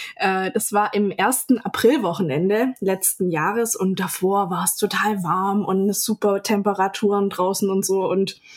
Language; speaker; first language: German; native; German